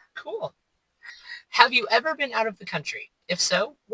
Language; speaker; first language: English; native; English